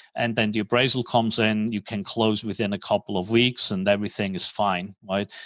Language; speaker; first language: English; non-native, fluent; German